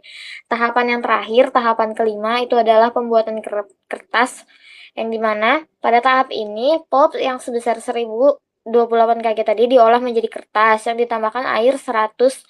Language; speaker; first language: Indonesian; native; Indonesian